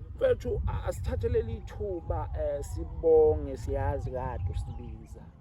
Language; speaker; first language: Zulu; native; Zulu